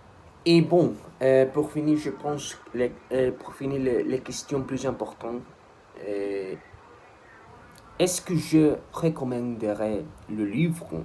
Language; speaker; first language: French; non-native, learner; Spanish